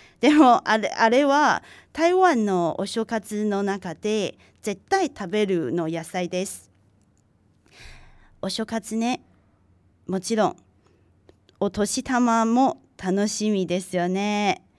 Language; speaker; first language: Japanese; non-native, fluent; Chinese